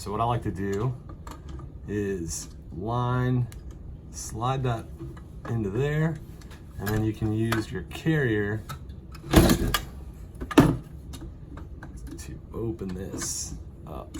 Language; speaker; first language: English; native; English